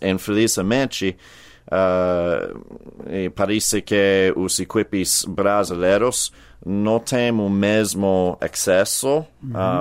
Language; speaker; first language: Portuguese; non-native, learner; English